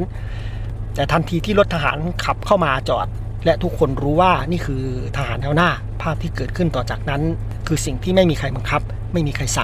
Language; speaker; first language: Thai; native; Thai